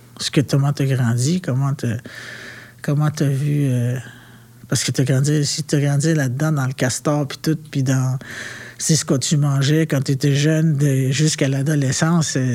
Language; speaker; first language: French; non-native, local second language; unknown